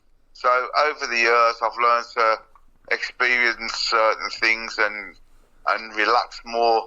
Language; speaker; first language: English; native; English